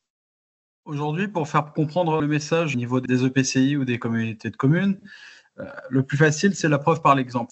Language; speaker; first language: French; native; French